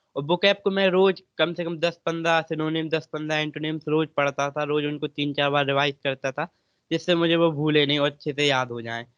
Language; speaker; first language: Hindi; native; Hindi